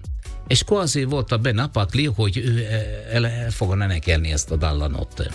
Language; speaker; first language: Hungarian; non-native, learner; Italian